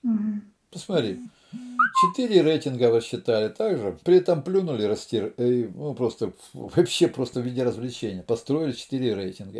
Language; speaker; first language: Russian; native; Russian